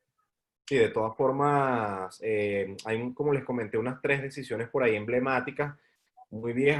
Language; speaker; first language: Spanish; native; Spanish